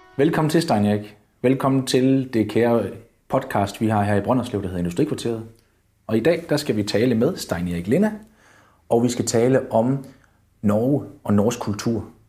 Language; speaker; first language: Danish; native; Danish